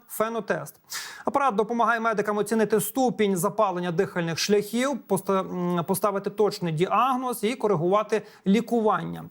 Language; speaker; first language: Ukrainian; native; Ukrainian